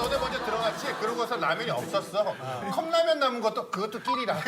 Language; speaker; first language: Korean; native; Korean